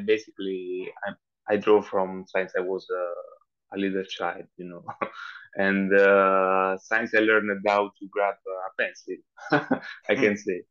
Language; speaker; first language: English; non-native, fluent; Italian